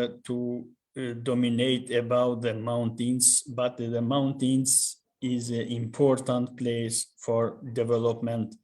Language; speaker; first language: English; non-native, learner; Albanian